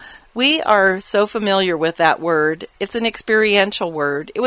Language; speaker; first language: English; native; English